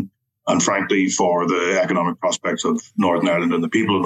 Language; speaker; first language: English; native; English